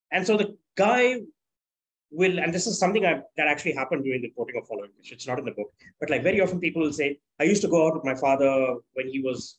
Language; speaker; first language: English; non-native, local second language; Tamil